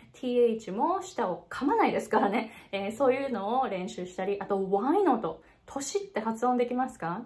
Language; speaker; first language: Japanese; native; Japanese